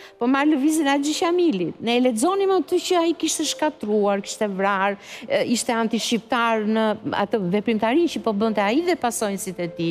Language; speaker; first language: Albanian; native; Albanian